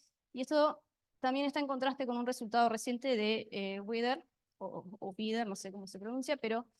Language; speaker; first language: Spanish; native; Spanish